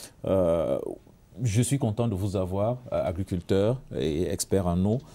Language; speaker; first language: French; non-native, local second language; English